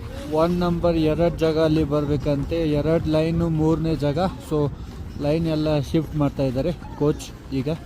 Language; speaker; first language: Kannada; non-native, local second language; Ladakhi